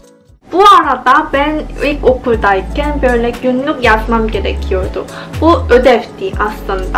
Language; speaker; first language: Turkish; non-native, fluent; Korean